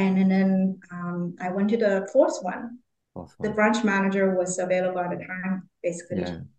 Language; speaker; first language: English; non-native, fluent; Chinese